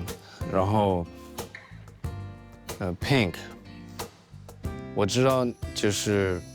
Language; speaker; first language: Chinese; non-native, learner; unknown